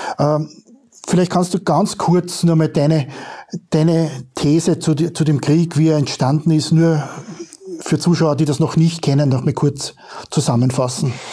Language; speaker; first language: German; native; German